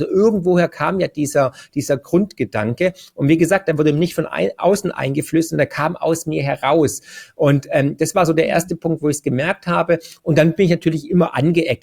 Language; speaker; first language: German; native; German